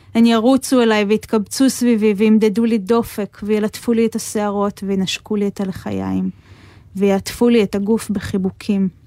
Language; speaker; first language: Hebrew; native; Hebrew